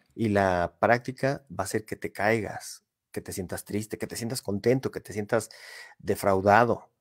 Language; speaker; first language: Spanish; native; Spanish